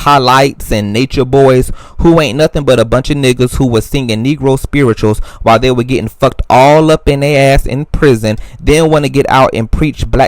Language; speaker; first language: English; native; English